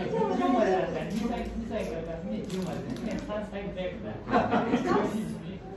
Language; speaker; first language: Japanese; native; Japanese